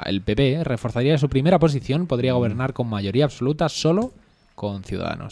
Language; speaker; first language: Spanish; native; Spanish